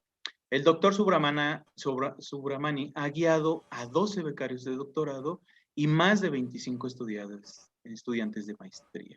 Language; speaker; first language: Spanish; native; Spanish